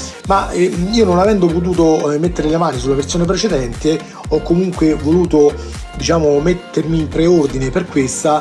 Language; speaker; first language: Italian; native; Italian